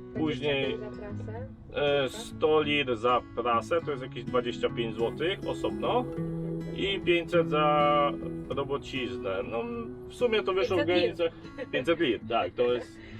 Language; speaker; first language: Polish; native; Polish